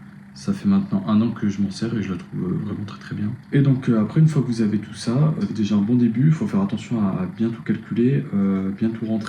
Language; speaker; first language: French; native; French